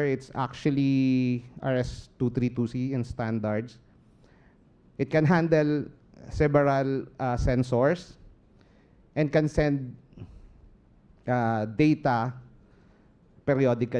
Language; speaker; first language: English; non-native, fluent; Filipino